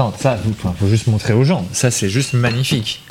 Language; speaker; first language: French; native; French